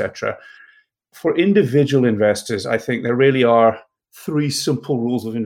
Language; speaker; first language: English; native; English